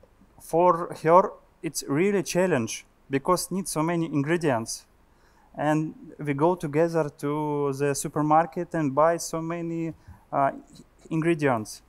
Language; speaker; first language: English; non-native, learner; Russian